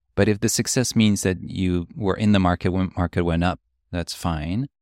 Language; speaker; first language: English; early bilingual, other home language; Polish